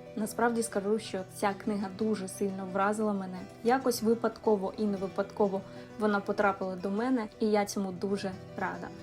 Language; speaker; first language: Ukrainian; non-native, local second language; Russian